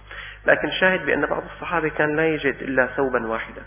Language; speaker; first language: Arabic; native; Arabic